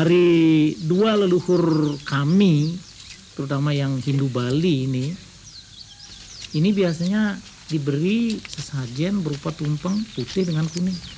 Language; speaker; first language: Indonesian; native; Indonesian